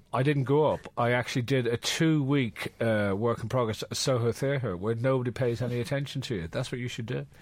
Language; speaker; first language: English; native; English